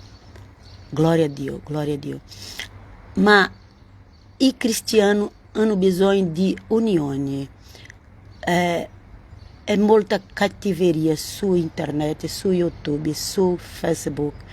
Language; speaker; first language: Italian; non-native, learner; Portuguese